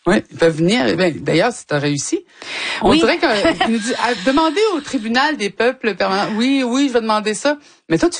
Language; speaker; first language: French; native; French